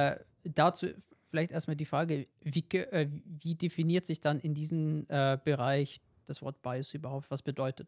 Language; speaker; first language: German; native; German